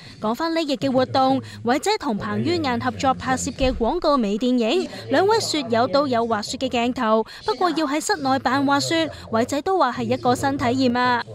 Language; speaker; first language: Chinese; non-native, local second language; Cantonese